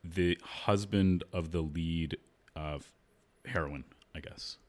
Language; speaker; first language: English; native; English